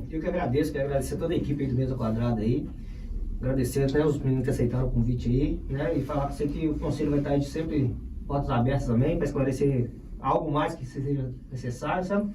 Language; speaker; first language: Portuguese; native; Portuguese